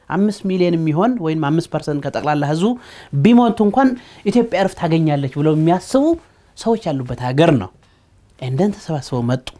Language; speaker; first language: Amharic; non-native, local second language; Tigrinya